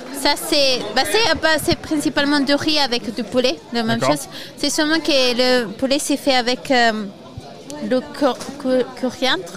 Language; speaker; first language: French; non-native, learner; Spanish